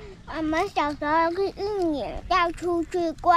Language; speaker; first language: Chinese; early bilingual, heritage; Chinese